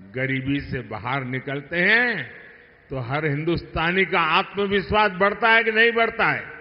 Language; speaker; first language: Hindi; non-native, local second language; Gujarati